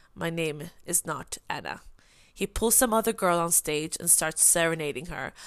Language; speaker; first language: English; non-native, fluent; Swedish